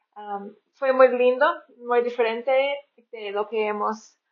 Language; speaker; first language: Spanish; non-native, fluent; English